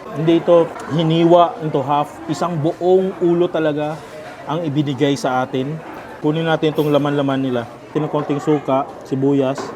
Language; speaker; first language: Filipino; native; Filipino